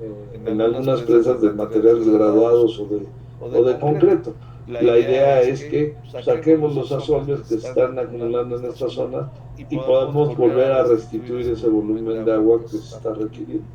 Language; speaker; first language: Spanish; native; Spanish